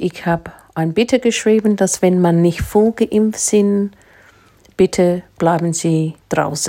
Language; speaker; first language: German; non-native, fluent; English